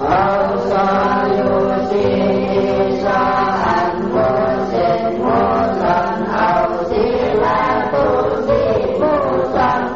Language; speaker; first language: Arabic; non-native, learner; Indonesian